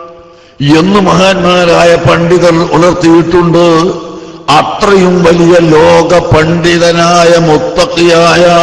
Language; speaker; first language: Malayalam; native; Malayalam